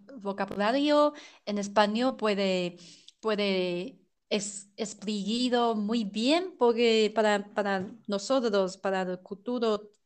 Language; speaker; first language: Spanish; non-native, learner; Chinese